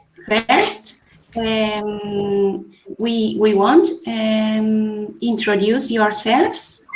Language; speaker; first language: English; non-native, fluent; Spanish